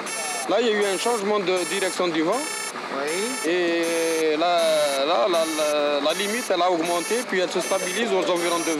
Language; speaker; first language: French; non-native, local second language; Arabic